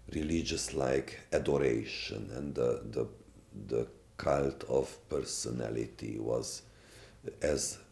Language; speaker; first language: English; non-native, fluent; Hungarian